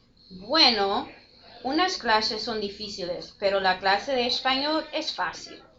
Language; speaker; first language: Spanish; non-native, learner; English